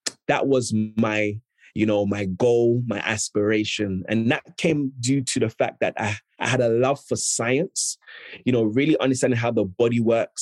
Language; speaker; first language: English; native; English